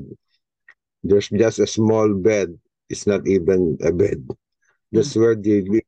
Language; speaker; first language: English; non-native, local second language; Filipino